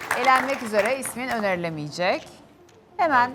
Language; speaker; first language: Turkish; native; Turkish